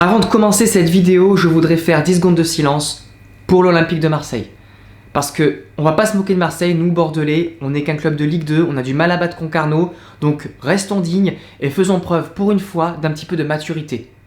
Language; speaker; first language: French; native; French